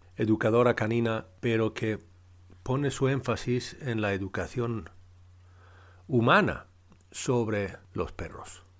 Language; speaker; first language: Spanish; non-native, fluent; Swedish